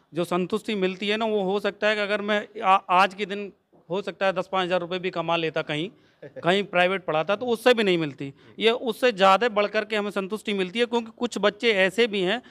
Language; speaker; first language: Hindi; native; Hindi